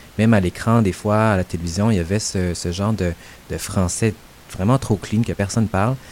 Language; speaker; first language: French; native; French